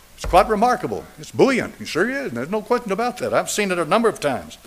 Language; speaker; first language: English; native; English